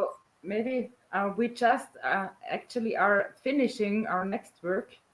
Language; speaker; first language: English; non-native, fluent; German